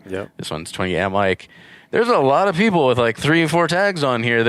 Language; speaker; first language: English; native; English